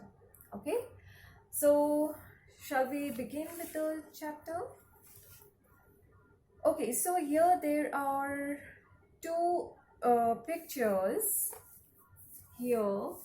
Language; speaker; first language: English; non-native, local second language; Hindi